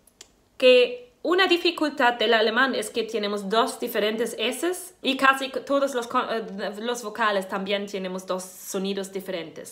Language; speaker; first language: Spanish; non-native, fluent; German